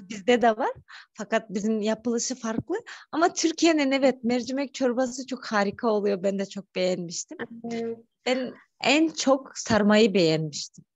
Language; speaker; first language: Turkish; non-native, fluent; Kyrgyz